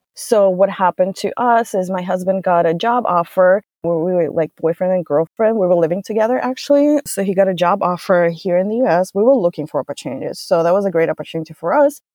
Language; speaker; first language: English; non-native, fluent; Russian